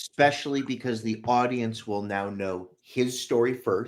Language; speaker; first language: English; native; English